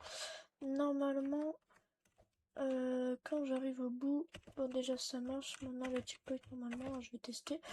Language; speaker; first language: French; native; French